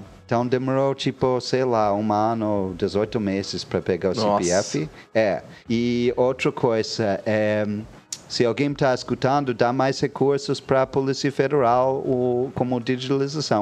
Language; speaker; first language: Portuguese; non-native, fluent; English